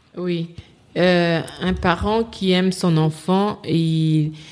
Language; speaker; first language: French; non-native, local second language; Lingala